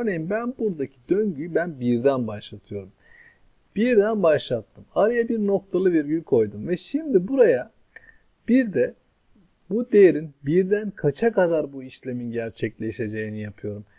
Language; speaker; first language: Turkish; native; Turkish